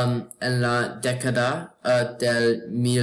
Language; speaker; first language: Spanish; non-native, learner; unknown